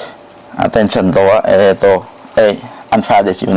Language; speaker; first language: Japanese; non-native, learner; Thai